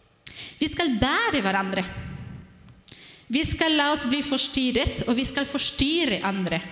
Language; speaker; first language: Norwegian; non-native, fluent; Spanish